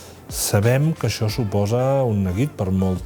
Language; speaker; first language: Catalan; native; Catalan